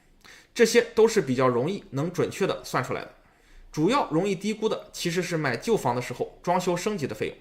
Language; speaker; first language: Chinese; native; Chinese